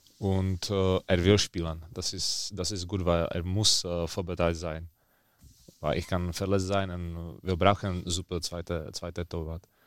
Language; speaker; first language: German; non-native, learner; Czech